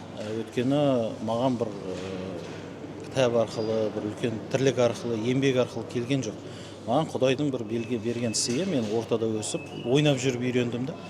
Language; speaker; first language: Kazakh; non-native, local second language; Russian